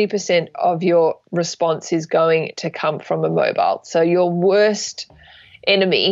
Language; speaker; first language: English; native; English